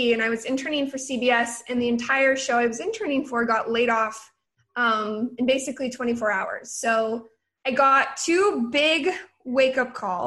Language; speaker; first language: English; native; English